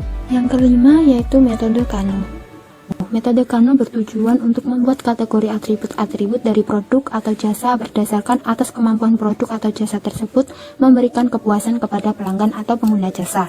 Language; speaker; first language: Indonesian; native; Indonesian